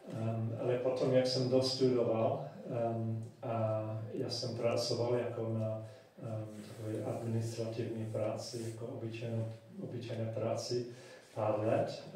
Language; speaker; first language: Czech; non-native, fluent; English